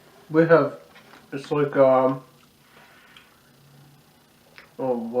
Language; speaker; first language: English; native; English